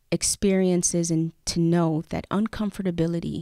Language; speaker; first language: English; native; English